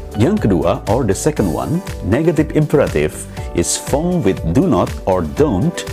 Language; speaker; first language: English; non-native, fluent; Indonesian